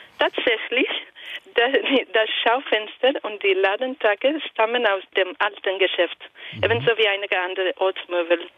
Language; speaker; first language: German; non-native, fluent; Italian